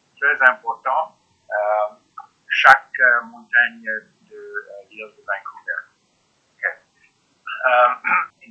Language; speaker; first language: French; non-native, learner; English